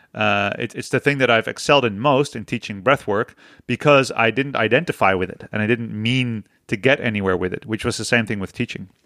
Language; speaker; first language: English; non-native, fluent; Dutch